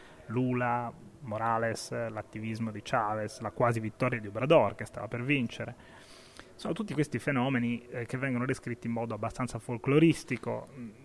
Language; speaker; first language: Italian; native; Italian